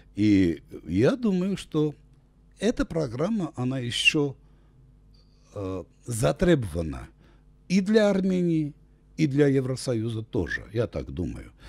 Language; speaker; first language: Russian; non-native, local second language; Armenian